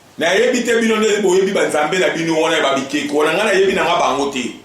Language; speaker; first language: Lingala; non-native, fluent; Kongo